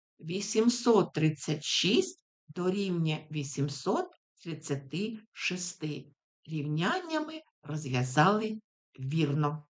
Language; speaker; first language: Ukrainian; native; Ukrainian